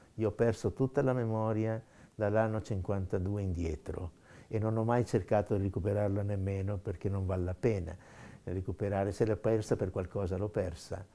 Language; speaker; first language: Italian; native; Italian